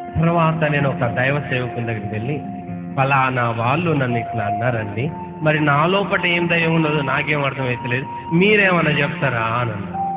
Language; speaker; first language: Telugu; non-native, local second language; Urdu